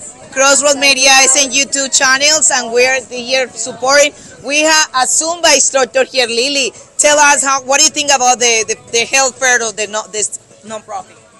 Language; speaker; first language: English; non-native, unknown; Spanish